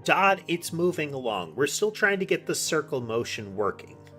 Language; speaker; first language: English; native; English